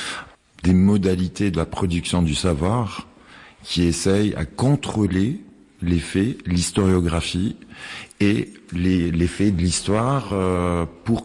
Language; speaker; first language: French; non-native, fluent; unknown